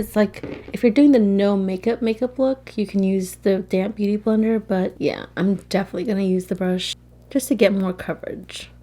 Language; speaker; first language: English; native; English